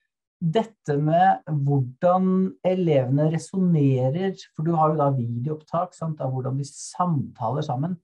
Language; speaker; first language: Norwegian; native; Norwegian